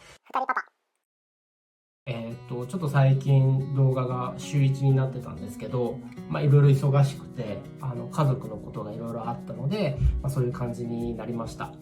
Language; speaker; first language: Japanese; native; Japanese